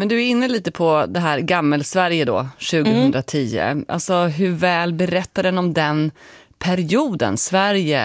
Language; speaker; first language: Swedish; native; Swedish